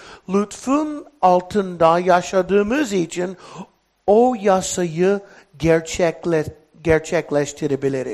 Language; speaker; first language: Turkish; non-native, fluent; English